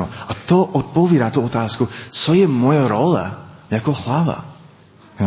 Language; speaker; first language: Czech; non-native, learner; English